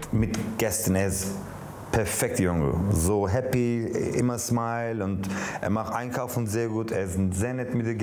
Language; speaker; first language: German; non-native, learner; Turkish